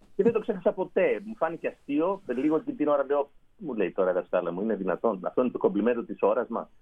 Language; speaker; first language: Greek; native; Greek